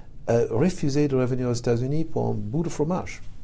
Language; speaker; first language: French; non-native, fluent; English